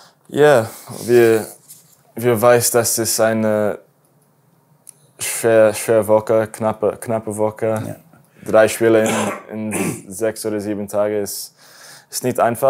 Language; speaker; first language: German; non-native, learner; English